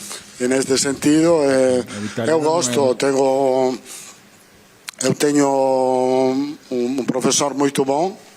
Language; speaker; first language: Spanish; non-native, fluent; Italian